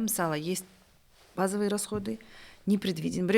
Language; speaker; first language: Russian; non-native, local second language; Kazakh